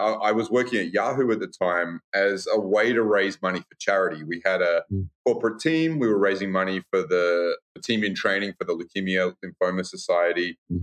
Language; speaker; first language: English; native; English